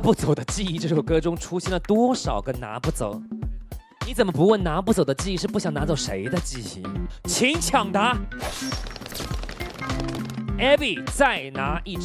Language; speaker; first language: Chinese; native; Chinese